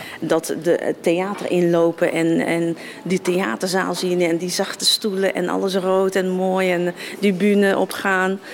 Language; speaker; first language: Dutch; native; Dutch